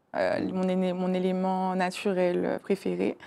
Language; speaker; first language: French; native; French